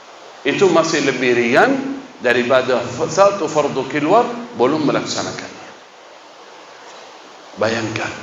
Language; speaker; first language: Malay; non-native, fluent; Arabic